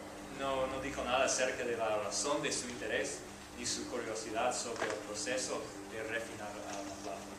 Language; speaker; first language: Spanish; non-native, fluent; English